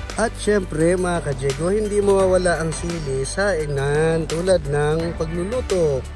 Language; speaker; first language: Filipino; non-native, local second language; Bikol